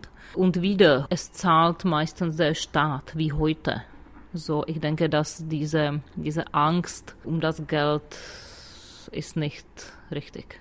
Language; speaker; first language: German; non-native, fluent; Czech